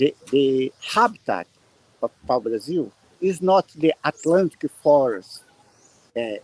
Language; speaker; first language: English; non-native, learner; Portuguese